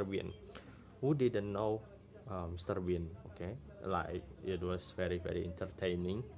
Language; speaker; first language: English; non-native, learner; Indonesian